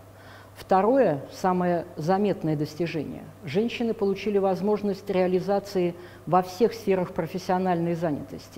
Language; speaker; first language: Russian; native; Russian